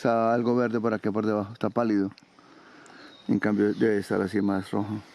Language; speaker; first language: Spanish; native; Spanish